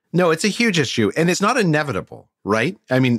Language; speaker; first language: English; native; English